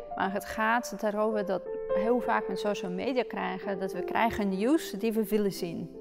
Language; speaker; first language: Dutch; non-native, fluent; Russian